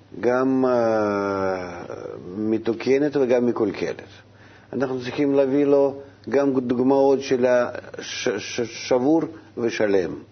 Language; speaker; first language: Hebrew; non-native, fluent; Russian